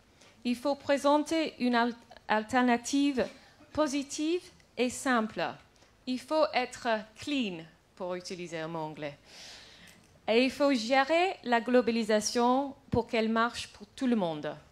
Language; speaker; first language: French; non-native, fluent; English